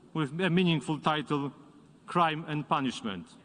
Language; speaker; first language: English; non-native, fluent; Polish